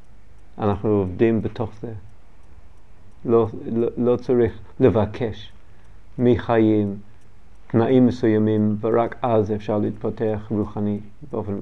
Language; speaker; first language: Hebrew; non-native, learner; English